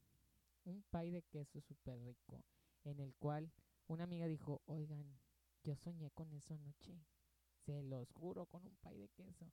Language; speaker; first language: Spanish; native; Spanish